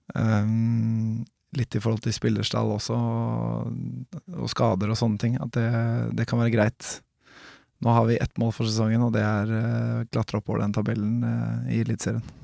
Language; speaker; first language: Norwegian; native; Norwegian